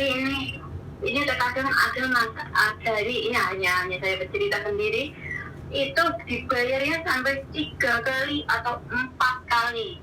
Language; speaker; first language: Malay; non-native, local second language; Javanese